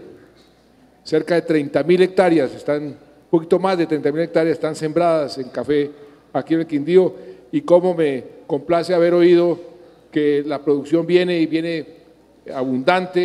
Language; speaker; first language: Spanish; native; Spanish